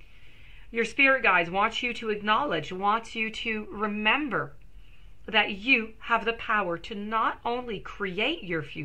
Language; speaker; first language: English; non-native, local second language; French